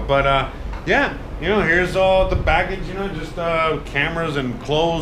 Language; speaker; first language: English; native; English